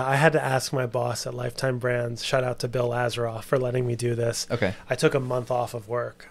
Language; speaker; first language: English; native; English